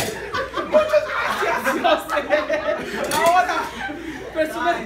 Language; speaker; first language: Spanish; non-native, learner; English